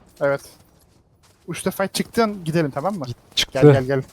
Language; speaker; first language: Turkish; native; Turkish